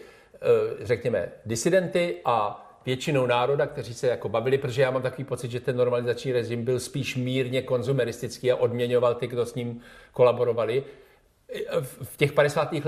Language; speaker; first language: Czech; native; Czech